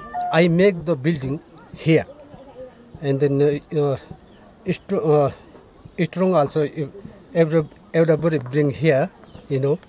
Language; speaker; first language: English; non-native, learner; Nepali